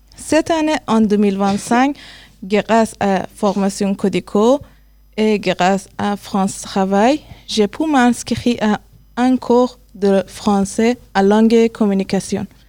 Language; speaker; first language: French; non-native, learner; Persian